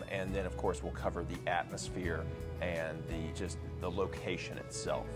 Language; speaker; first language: English; native; English